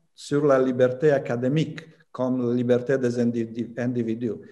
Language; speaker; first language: French; non-native, fluent; Romanian